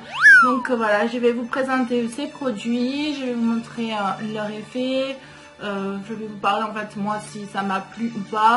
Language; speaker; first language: French; native; French